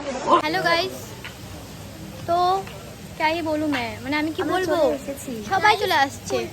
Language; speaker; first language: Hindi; non-native, local second language; Bangla